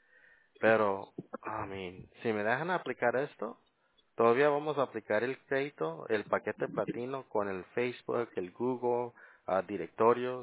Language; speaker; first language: Spanish; early bilingual, heritage; Spanish